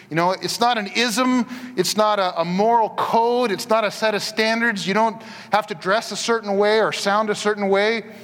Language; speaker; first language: English; native; English